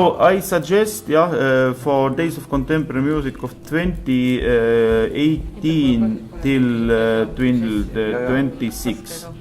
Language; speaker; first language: English; non-native, fluent; Estonian